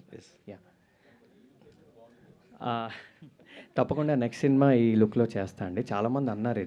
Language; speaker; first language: Telugu; native; Telugu